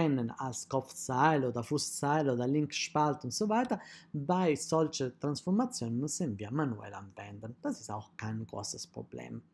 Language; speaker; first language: German; non-native, fluent; Italian